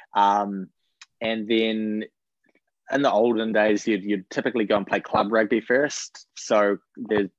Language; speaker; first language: English; native; English